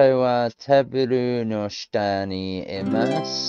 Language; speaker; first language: Japanese; non-native, learner; English